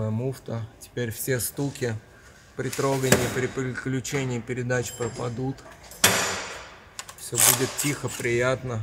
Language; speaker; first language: Russian; native; Russian